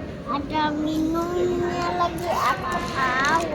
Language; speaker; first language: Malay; early bilingual, other home language; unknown